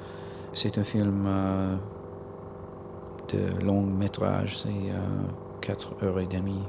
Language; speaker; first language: French; non-native, fluent; English